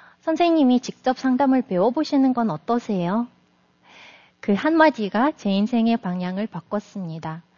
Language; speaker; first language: Korean; non-native, fluent; Russian